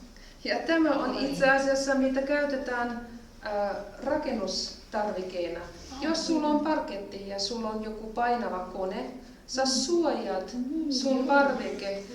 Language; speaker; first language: Finnish; non-native, fluent; German